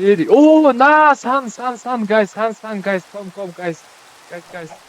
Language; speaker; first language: English; non-native, learner; Mongolian